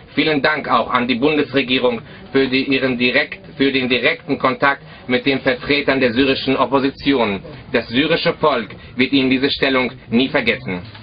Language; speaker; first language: German; early bilingual, other home language; Arabic